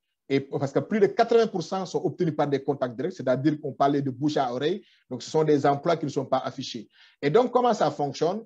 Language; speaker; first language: French; non-native, local second language; Wolof